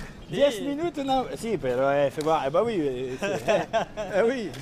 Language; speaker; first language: French; native; French